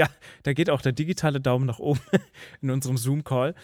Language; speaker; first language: German; native; German